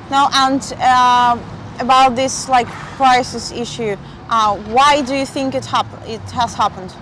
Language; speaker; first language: English; non-native, fluent; Spanish